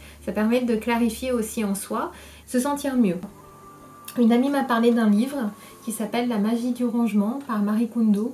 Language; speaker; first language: French; native; French